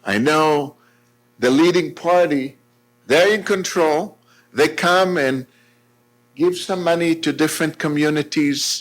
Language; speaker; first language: English; non-native, fluent; Hebrew